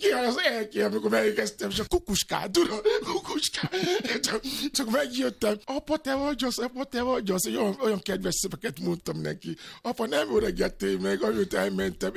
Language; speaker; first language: Hungarian; non-native, fluent; Albanian